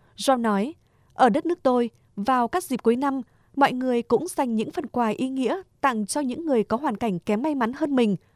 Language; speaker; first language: Vietnamese; native; Vietnamese